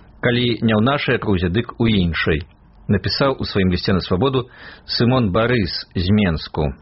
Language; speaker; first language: Belarusian; native; Belarusian